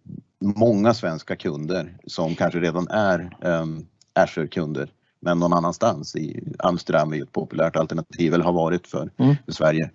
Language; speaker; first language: Swedish; native; Swedish